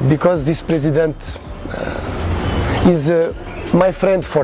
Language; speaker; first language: English; non-native, learner; Portuguese